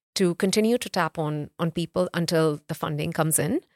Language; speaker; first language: English; non-native, local second language; Hindi